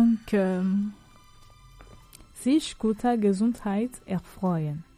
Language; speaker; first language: German; non-native, fluent; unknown